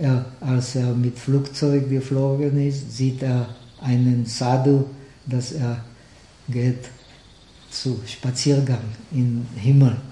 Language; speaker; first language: German; non-native, fluent; Czech